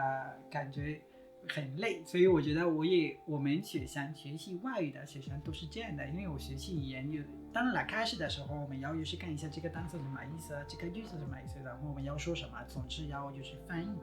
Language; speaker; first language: Chinese; non-native, fluent; Spanish